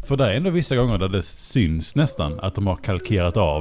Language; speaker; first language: Swedish; native; Swedish